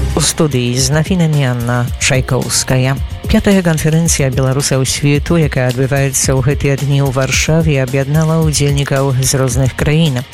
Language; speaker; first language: Belarusian; native; Belarusian